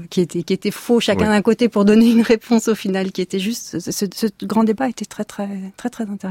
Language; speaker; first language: French; native; French